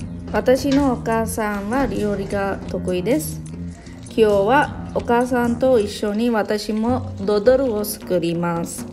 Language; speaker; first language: Japanese; non-native, learner; Sinhala